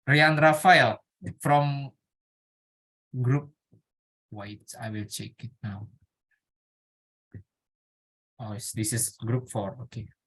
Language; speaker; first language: English; non-native, learner; Indonesian